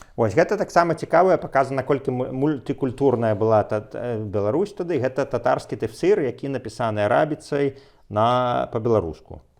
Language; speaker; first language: Belarusian; non-native, local second language; Russian